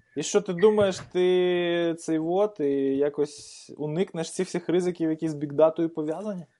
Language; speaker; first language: Ukrainian; native; Ukrainian